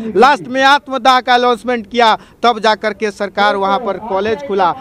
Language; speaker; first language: Hindi; native; Hindi